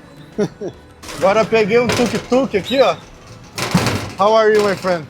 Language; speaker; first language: Portuguese; native; Portuguese